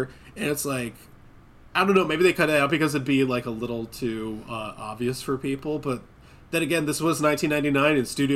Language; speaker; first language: English; native; English